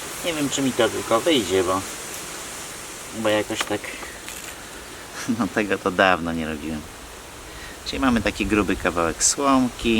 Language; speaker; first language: Polish; native; Polish